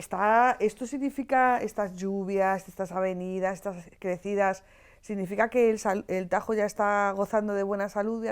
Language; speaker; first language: Spanish; native; Spanish